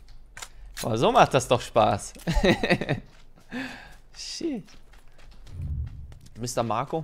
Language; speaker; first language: German; native; German